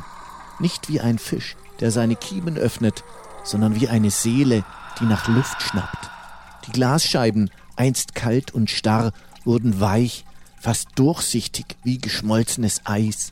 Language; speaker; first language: German; native; German